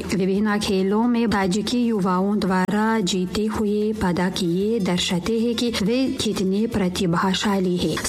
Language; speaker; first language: Hindi; non-native, fluent; Tajik